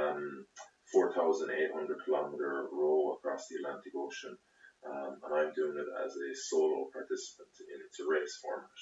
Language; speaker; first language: English; native; English